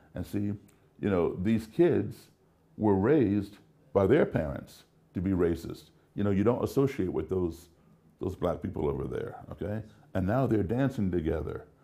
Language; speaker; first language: English; native; English